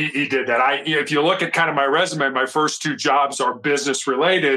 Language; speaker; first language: English; native; English